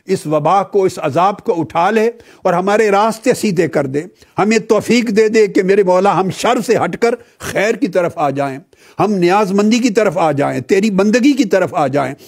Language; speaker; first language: Urdu; native; Urdu